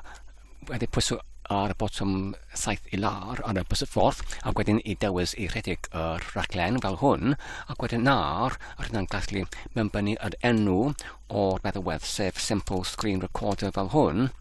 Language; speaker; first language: Welsh; non-native, learner; Polish